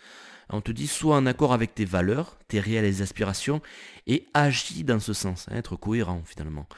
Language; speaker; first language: French; native; French